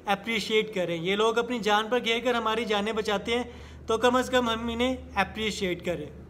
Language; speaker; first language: Urdu; native; Urdu